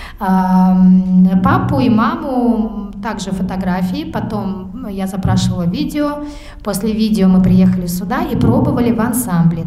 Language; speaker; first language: Russian; native; Russian